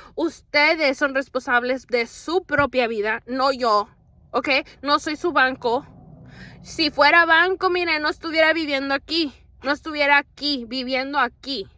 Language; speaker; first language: Spanish; early bilingual, heritage; Spanish